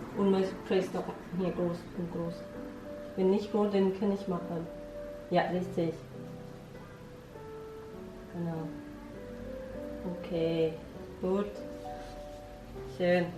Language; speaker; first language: German; non-native, learner; Thai